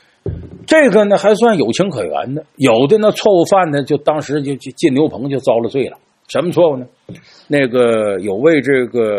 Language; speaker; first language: Chinese; native; Chinese